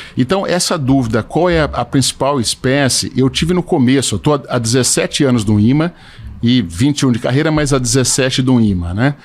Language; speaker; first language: Portuguese; native; Portuguese